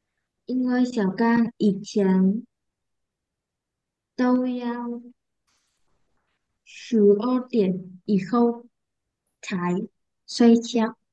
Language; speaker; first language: Chinese; non-native, learner; Vietnamese